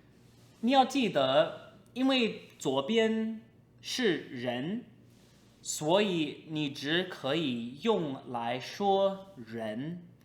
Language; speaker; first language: Chinese; non-native, fluent; English